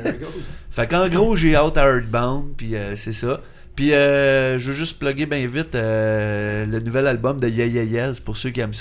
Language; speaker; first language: French; native; French